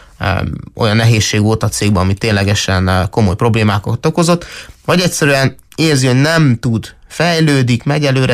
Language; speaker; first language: Hungarian; native; Hungarian